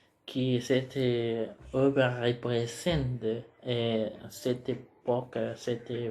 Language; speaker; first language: French; non-native, learner; Spanish